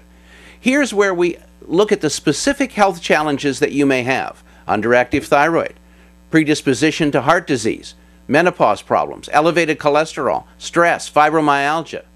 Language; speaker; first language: English; native; English